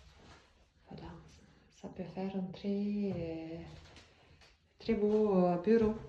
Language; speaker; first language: French; non-native, fluent; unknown